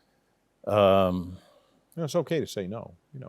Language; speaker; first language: English; native; English